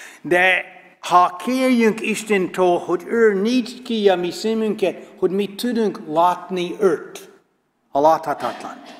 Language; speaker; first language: Hungarian; non-native, learner; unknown